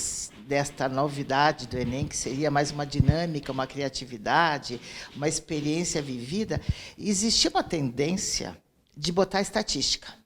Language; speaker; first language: Portuguese; native; Portuguese